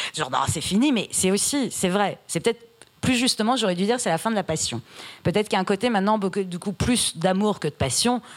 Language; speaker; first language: French; early bilingual, other home language; Persian